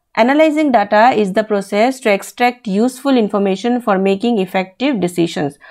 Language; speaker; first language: English; non-native, local second language; Assamese